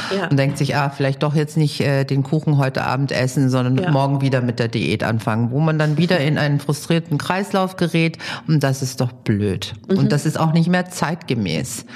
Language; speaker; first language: German; early bilingual, other home language; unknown